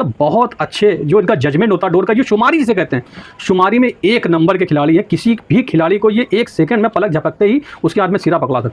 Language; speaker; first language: Hindi; native; Hindi